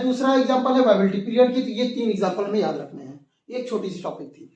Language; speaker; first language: Hindi; native; Hindi